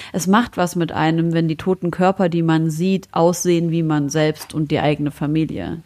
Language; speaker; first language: German; early bilingual, other home language; Arabic